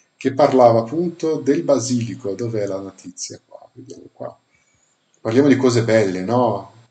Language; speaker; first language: Italian; non-native, fluent; Portuguese